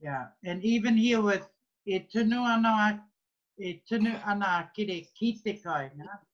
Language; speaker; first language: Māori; non-native, fluent; English